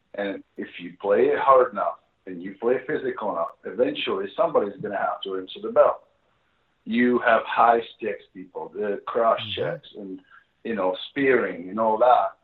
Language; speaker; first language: English; non-native, fluent; Czech